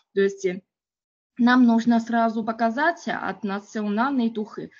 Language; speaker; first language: Russian; non-native, learner; Chinese